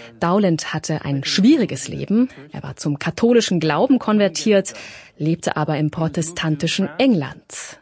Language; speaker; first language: German; native; German